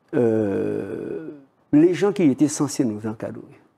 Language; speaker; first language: French; native; French